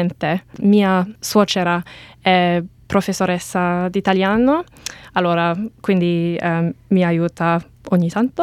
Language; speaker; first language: Italian; non-native, learner; English